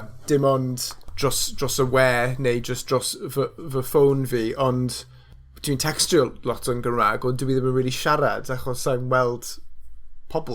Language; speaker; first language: Welsh; non-native, learner; English